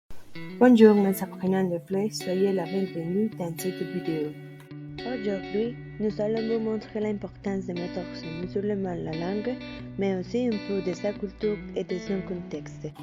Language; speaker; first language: French; non-native, learner; Spanish